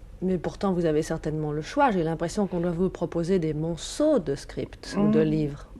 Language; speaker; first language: French; native; French